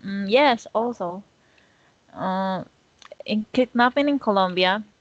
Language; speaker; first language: English; non-native, learner; Spanish